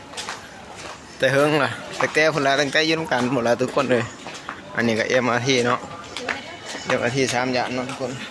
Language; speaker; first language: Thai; non-native, local second language; Lao